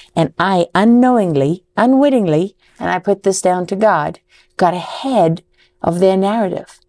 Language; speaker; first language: English; native; English